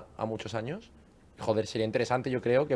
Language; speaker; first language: Spanish; native; Spanish